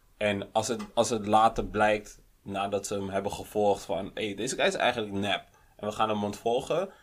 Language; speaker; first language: Dutch; native; Dutch